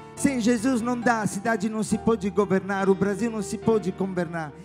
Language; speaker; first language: Portuguese; non-native, fluent; Italian